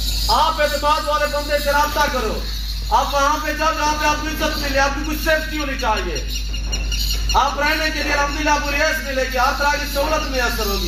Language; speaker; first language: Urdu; non-native, local second language; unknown